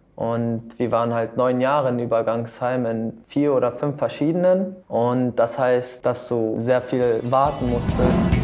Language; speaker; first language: German; early bilingual, other home language; Albanian